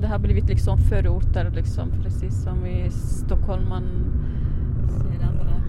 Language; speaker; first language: Swedish; non-native, fluent; Arabic